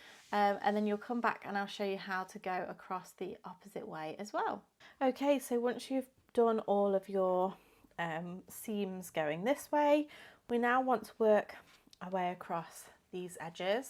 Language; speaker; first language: English; native; English